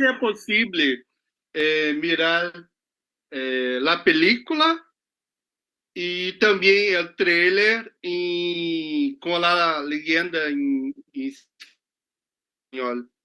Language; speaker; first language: Spanish; non-native, learner; Portuguese